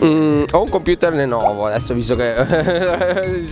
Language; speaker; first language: Italian; native; Italian